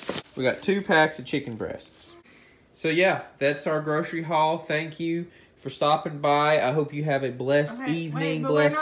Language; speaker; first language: English; native; English